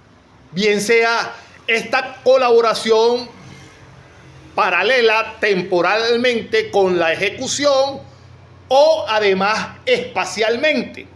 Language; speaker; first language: Spanish; native; Spanish